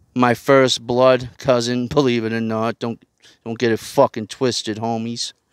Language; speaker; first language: English; native; English